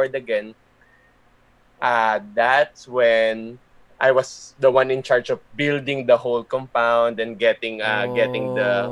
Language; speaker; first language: English; non-native, local second language; Filipino